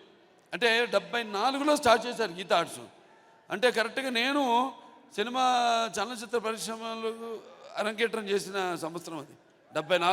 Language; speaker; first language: Telugu; native; Telugu